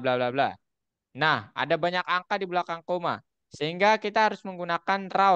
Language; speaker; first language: Indonesian; native; Indonesian